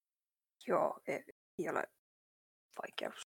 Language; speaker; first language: Finnish; native; Finnish